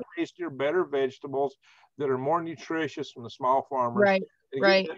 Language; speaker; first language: English; native; English